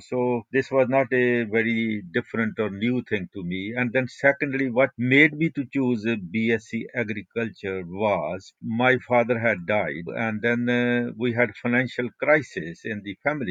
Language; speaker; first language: English; non-native, local second language; Punjabi